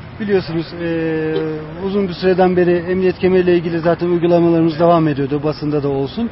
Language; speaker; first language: Turkish; native; Turkish